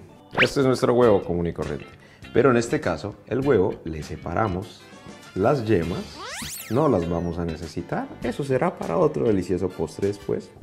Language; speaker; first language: Spanish; native; Spanish